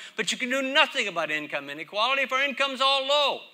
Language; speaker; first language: English; native; English